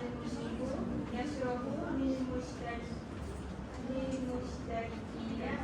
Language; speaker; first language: Arabic; non-native, learner; Malay